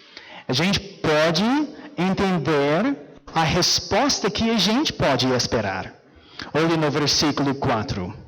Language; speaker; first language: Portuguese; non-native, fluent; English